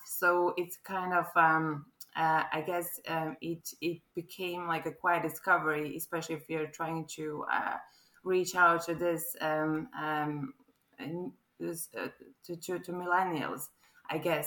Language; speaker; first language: English; non-native, fluent; Croatian